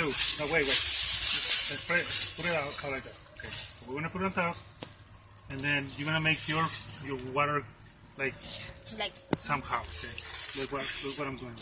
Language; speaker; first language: English; early bilingual, other home language; Spanish